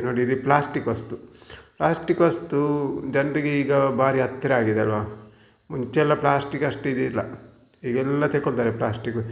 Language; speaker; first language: Kannada; native; Kannada